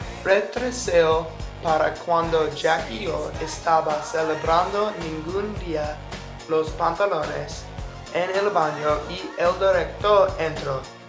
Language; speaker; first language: Spanish; non-native, learner; English